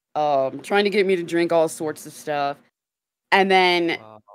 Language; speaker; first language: English; native; English